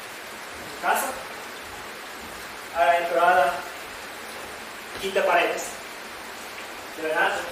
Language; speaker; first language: Spanish; non-native, learner; Japanese